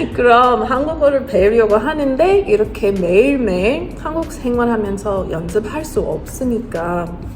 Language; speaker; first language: Korean; non-native, fluent; English